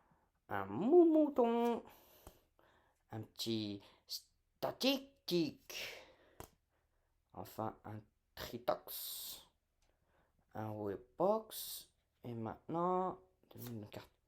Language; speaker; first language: French; native; French